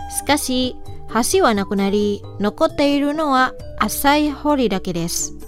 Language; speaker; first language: Japanese; non-native, fluent; Indonesian